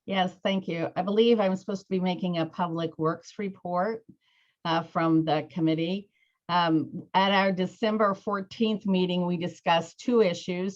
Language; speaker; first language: English; native; English